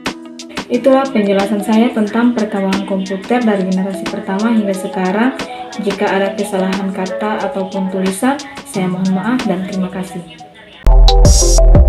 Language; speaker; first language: Indonesian; native; Indonesian